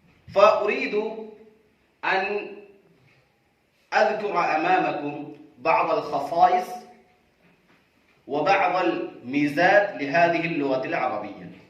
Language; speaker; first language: Arabic; non-native, fluent; Urdu